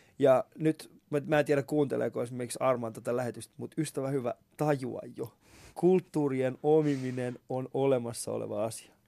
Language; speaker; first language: Finnish; early bilingual, other home language; Persian